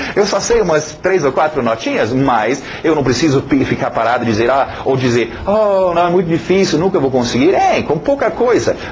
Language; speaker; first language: Portuguese; non-native, fluent; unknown